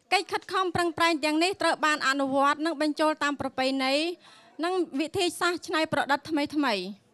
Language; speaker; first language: Khmer; non-native, local second language; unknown